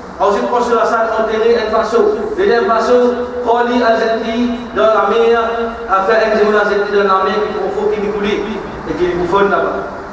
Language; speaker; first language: French; non-native, local second language; Morisyen